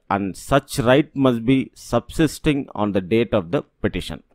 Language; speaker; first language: English; non-native, local second language; Tamil